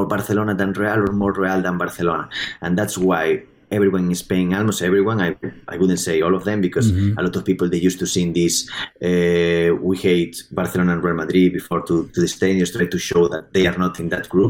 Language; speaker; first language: English; non-native, fluent; Spanish